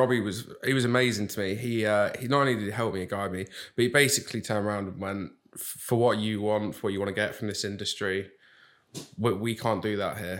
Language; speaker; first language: English; native; English